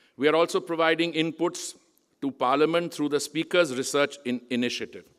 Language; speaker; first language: English; non-native, local second language; Punjabi